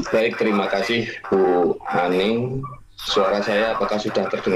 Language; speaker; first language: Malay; non-native, local second language; Javanese